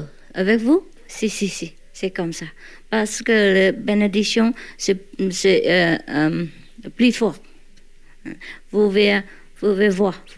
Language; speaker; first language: French; non-native, learner; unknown